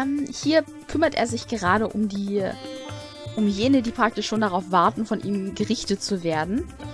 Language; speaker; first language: German; native; German